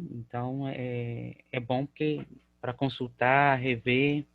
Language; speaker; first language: Portuguese; native; Portuguese